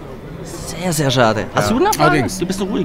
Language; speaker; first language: German; native; German